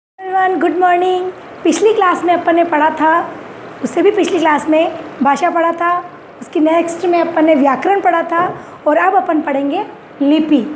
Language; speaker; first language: Hindi; native; Hindi